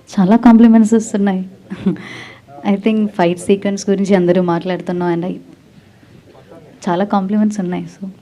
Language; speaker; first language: Telugu; non-native, learner; Malayalam